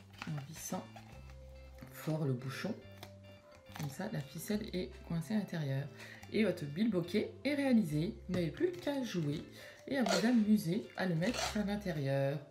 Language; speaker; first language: French; native; French